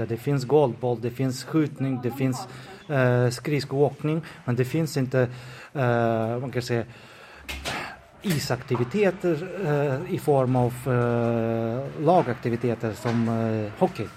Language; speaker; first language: Swedish; non-native, fluent; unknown